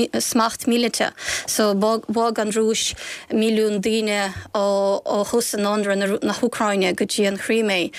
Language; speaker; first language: Irish; non-native, fluent; Ukrainian